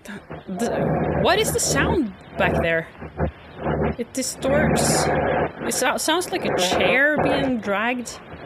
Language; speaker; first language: English; non-native, fluent; Norwegian